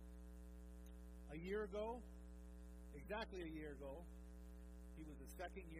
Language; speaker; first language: English; native; English